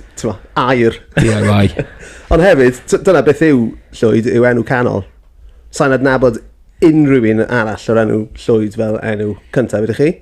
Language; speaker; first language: Welsh; native; Welsh